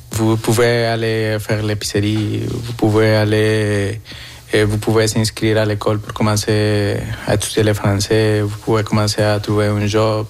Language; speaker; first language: French; non-native, fluent; Spanish